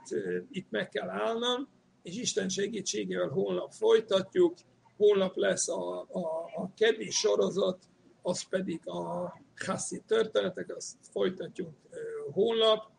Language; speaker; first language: Hungarian; non-native, fluent; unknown